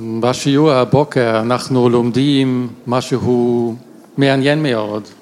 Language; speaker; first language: Hebrew; non-native, learner; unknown